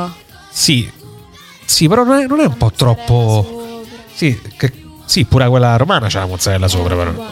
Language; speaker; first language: Italian; native; Italian